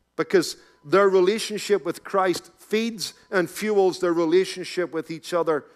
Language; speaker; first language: English; native; English